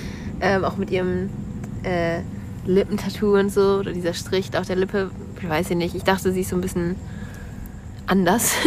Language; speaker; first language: German; native; German